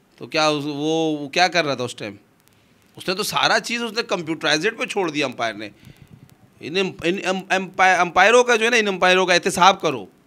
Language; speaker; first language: Urdu; non-native, local second language; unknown